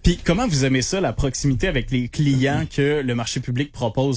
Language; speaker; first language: French; native; French